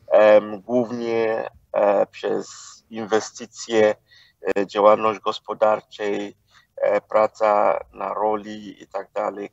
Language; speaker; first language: Polish; non-native, fluent; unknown